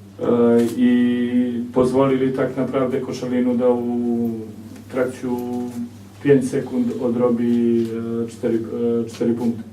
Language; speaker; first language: Polish; non-native, learner; Croatian